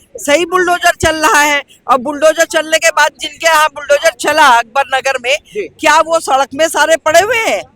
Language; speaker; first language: Hindi; native; Hindi